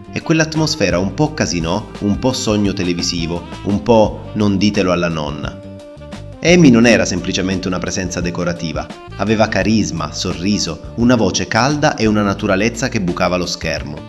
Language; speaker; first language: Italian; native; Italian